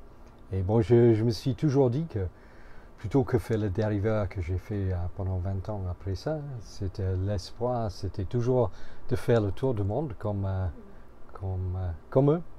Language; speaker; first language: French; non-native, fluent; English